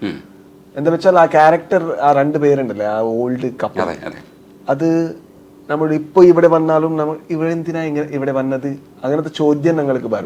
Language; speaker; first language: Malayalam; non-native, local second language; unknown